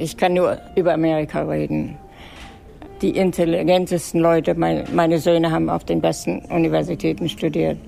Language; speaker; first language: German; native; German